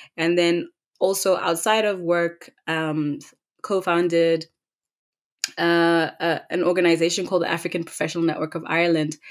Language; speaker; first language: English; non-native, local second language; Tswana